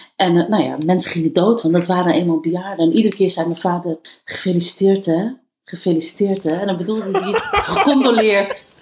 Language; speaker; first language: Dutch; early bilingual, other home language; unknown